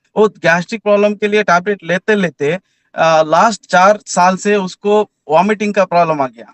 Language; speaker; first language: Hindi; non-native, local second language; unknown